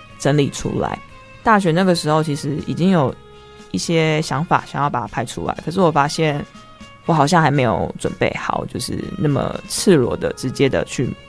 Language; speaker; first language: Chinese; native; Chinese